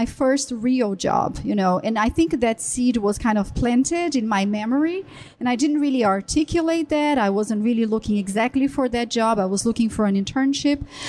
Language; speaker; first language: English; non-native, fluent; Portuguese